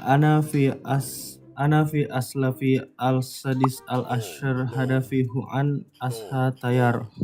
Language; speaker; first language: Arabic; non-native, learner; Indonesian